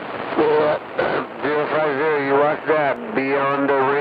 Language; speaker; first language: English; native; English